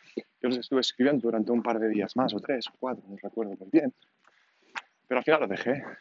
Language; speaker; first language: Spanish; non-native, local second language; Catalan